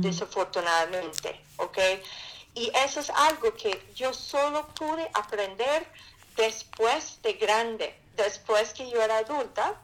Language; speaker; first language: Spanish; non-native, fluent; English